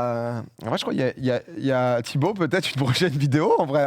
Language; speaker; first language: French; native; French